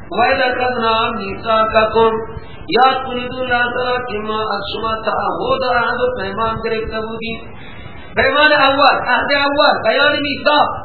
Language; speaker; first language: Persian; native; Persian